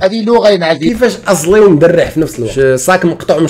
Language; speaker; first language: Arabic; native; Arabic